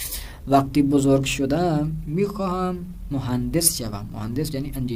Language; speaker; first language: Persian; non-native, fluent; Urdu